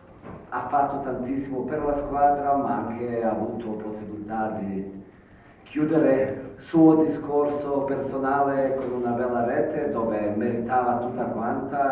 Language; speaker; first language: Italian; non-native, fluent; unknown